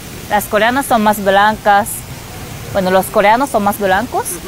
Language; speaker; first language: Spanish; non-native, fluent; Japanese